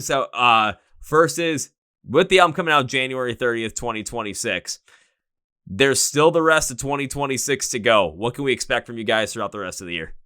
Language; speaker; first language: English; native; English